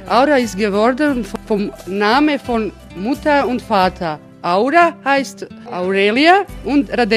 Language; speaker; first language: German; non-native, learner; Croatian